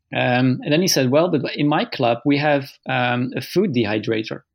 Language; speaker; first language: English; non-native, fluent; Dutch